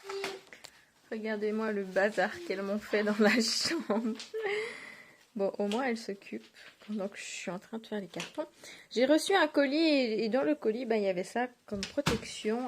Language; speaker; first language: French; native; French